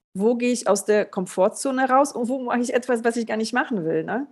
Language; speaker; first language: German; early bilingual, other home language; Polish